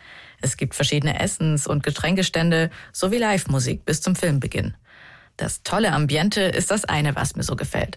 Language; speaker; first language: German; native; German